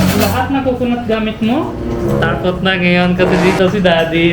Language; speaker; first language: Filipino; non-native, learner; Punjabi